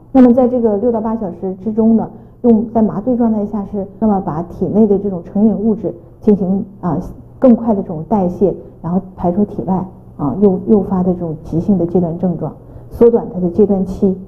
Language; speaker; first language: Chinese; native; Chinese